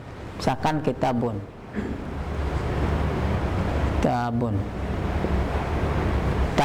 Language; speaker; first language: Indonesian; native; Indonesian